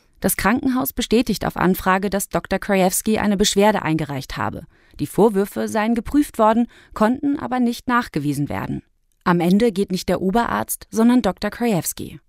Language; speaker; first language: German; native; German